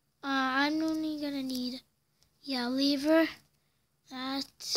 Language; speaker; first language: English; native; English